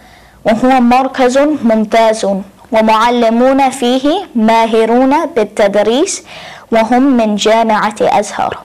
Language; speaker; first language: Arabic; non-native, learner; English